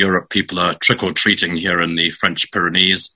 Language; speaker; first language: English; native; English